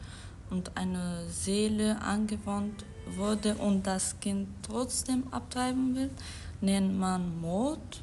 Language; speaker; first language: German; non-native, learner; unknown